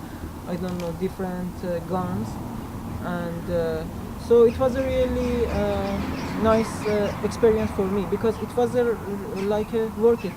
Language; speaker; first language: English; non-native, learner; Persian